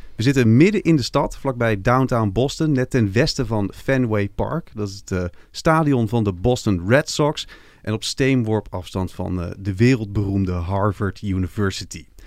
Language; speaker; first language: Dutch; native; Dutch